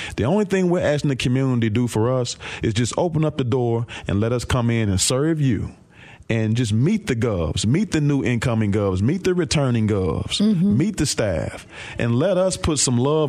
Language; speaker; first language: English; native; English